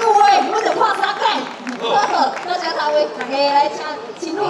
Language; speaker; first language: Chinese; native; Chinese